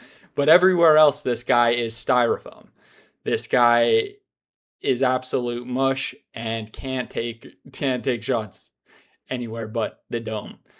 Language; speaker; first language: English; native; English